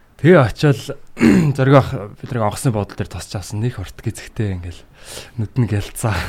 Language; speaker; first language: Mongolian; native; Mongolian